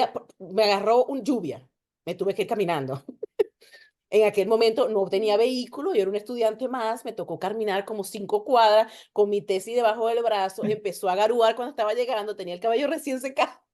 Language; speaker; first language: Spanish; native; Spanish